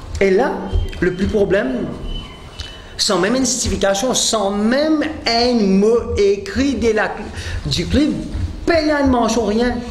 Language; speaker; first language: French; non-native, local second language; Morisyen